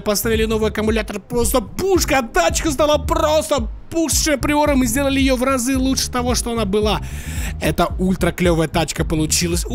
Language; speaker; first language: Russian; native; Russian